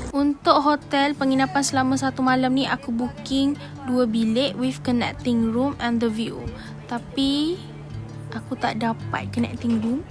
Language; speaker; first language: Malay; native; Malay